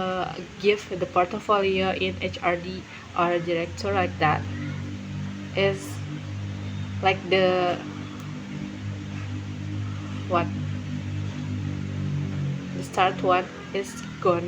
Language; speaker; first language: English; non-native, learner; Indonesian